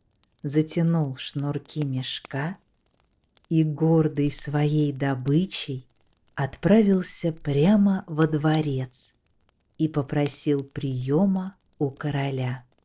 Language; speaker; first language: Russian; native; Russian